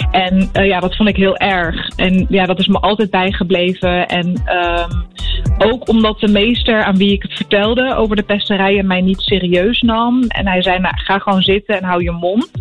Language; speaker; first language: Dutch; early bilingual, other home language; Arabic